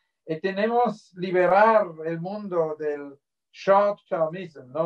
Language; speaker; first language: Spanish; non-native, fluent; Swiss German